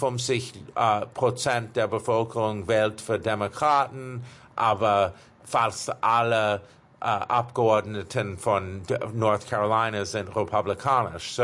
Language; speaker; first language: German; non-native, fluent; English